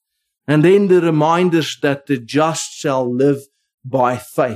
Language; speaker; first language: English; non-native, local second language; Afrikaans